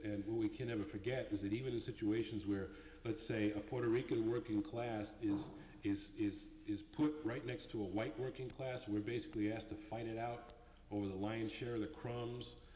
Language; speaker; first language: English; native; English